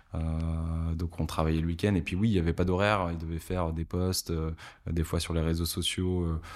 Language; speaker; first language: French; native; French